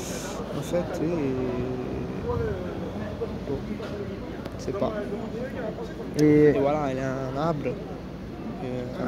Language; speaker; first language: French; non-native, learner; Italian